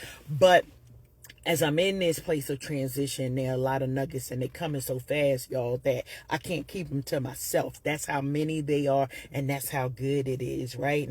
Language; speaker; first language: English; native; English